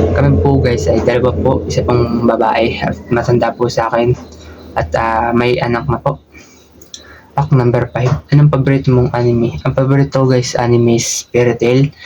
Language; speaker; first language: Filipino; native; Filipino